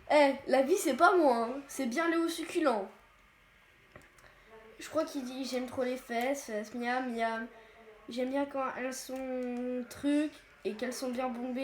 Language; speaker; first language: French; native; French